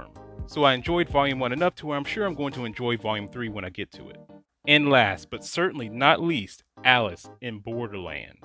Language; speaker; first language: English; native; English